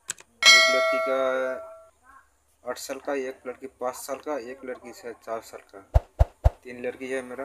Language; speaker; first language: Hindi; non-native, local second language; Bangla